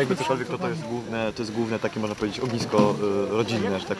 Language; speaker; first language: Polish; native; Polish